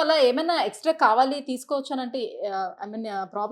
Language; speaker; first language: Telugu; native; Telugu